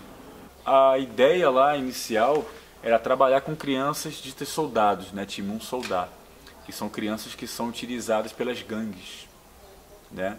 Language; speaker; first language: Portuguese; native; Portuguese